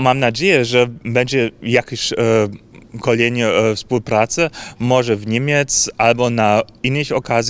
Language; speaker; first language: Polish; non-native, learner; German